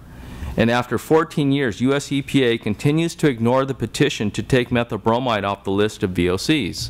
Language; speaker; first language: English; native; English